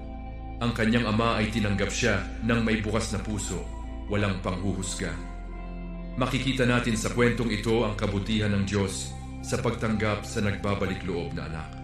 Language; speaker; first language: Filipino; native; Filipino